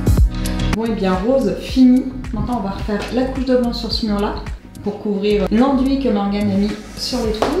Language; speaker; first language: French; native; French